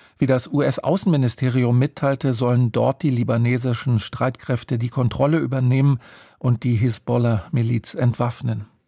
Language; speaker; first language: German; native; German